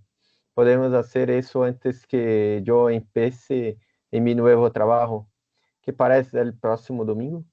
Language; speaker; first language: Spanish; non-native, learner; Portuguese